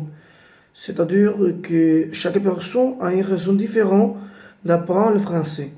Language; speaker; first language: French; non-native, learner; Spanish